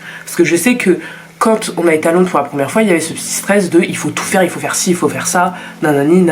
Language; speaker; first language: French; native; French